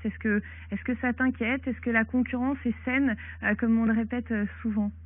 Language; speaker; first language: French; native; French